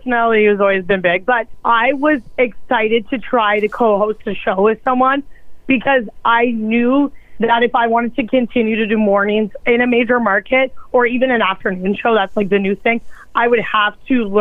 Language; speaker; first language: English; native; English